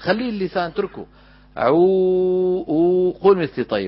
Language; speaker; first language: Arabic; native; Arabic